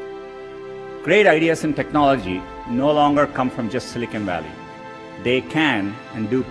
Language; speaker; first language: English; non-native, local second language; Tamil